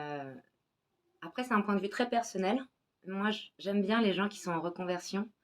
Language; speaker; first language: French; native; French